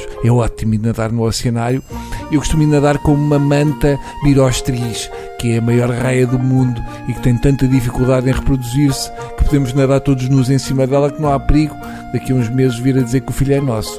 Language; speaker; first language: Portuguese; native; Portuguese